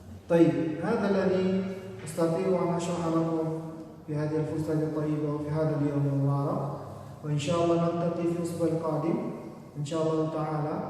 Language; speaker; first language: Arabic; non-native, fluent; Indonesian